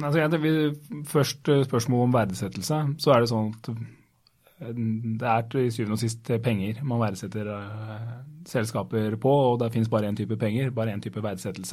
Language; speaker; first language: Norwegian; native; Norwegian